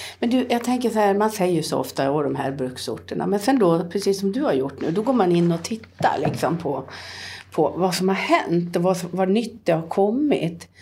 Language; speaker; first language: Swedish; native; Swedish